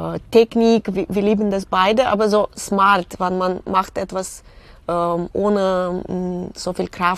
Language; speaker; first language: German; non-native, fluent; Russian